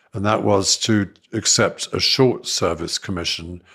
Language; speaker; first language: English; native; English